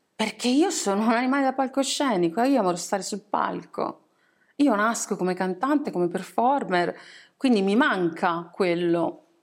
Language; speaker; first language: Italian; early bilingual, other home language; English